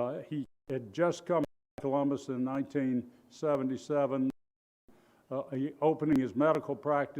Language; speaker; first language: English; native; English